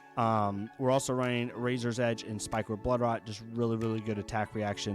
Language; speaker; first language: English; native; English